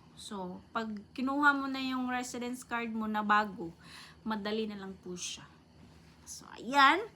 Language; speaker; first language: Filipino; non-native, local second language; Cebuano